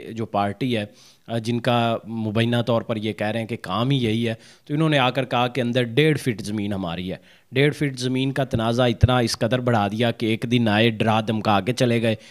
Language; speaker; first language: Urdu; non-native, local second language; Punjabi